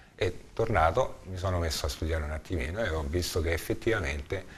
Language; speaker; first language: Italian; native; Italian